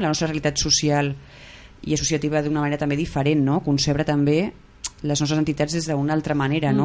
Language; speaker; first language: Catalan; native; Catalan